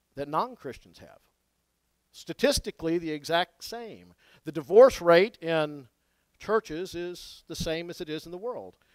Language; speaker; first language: English; native; English